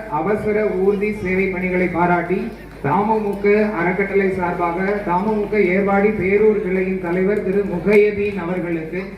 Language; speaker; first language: Tamil; native; Tamil